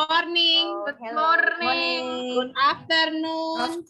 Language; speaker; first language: English; non-native, learner; Indonesian